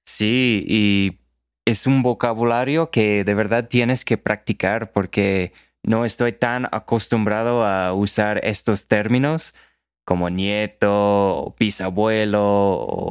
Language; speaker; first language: Spanish; non-native, fluent; English